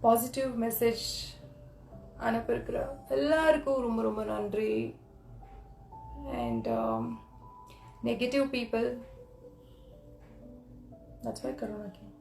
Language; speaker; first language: Tamil; non-native, local second language; Kannada